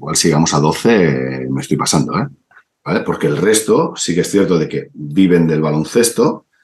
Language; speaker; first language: Spanish; native; Spanish